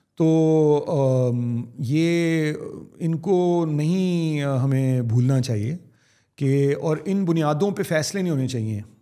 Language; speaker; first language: Urdu; native; Urdu